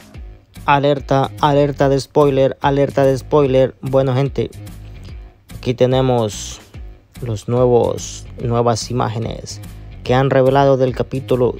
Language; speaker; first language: Spanish; native; Spanish